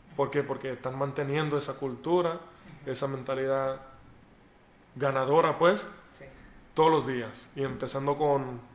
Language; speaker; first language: Spanish; early bilingual, heritage; Spanish